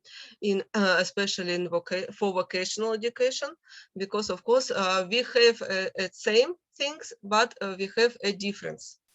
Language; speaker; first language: English; non-native, learner; Russian